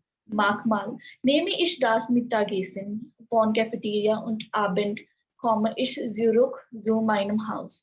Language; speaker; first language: German; non-native, learner; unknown